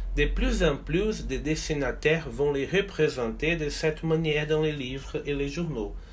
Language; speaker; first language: French; non-native, fluent; Portuguese